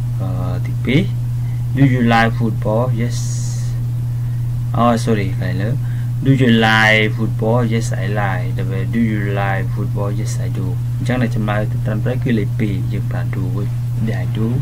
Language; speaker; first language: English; non-native, learner; Khmer